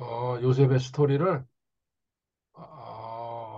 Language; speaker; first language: Korean; native; Korean